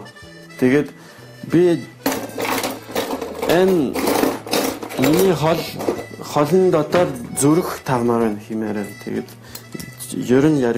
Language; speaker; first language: Mongolian; non-native, learner; French